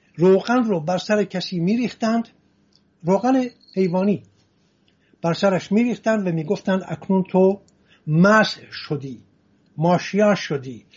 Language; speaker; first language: Persian; non-native, local second language; Assyrian Neo-Aramaic